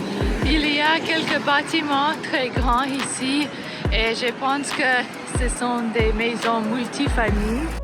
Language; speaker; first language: French; non-native, learner; English